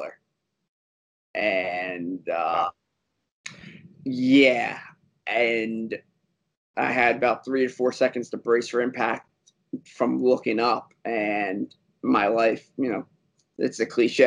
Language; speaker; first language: English; native; English